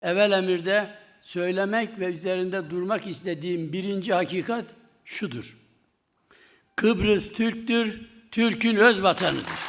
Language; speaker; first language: Turkish; native; Turkish